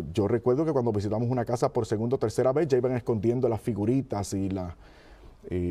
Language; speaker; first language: Spanish; native; Spanish